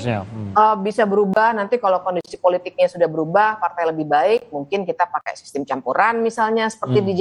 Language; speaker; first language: Indonesian; native; Indonesian